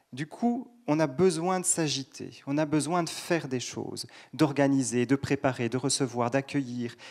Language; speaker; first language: French; native; French